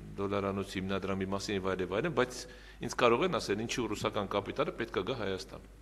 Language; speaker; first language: Armenian; native; Armenian